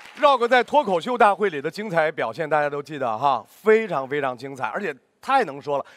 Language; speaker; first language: Chinese; native; Chinese